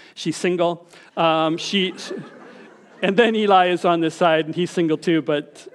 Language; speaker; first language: English; native; English